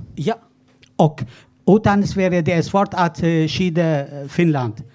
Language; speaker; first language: Swedish; non-native, learner; Arabic